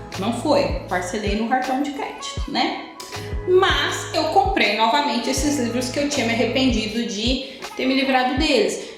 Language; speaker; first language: Portuguese; native; Portuguese